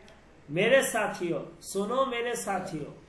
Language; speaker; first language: Hindi; non-native, learner; Bangla